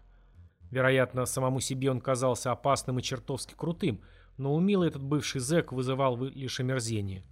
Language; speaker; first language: Russian; native; Russian